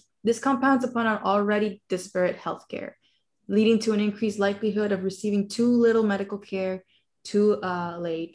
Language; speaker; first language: English; non-native, fluent; Spanish